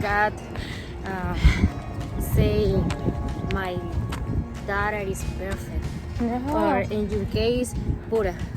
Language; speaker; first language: English; non-native, learner; Spanish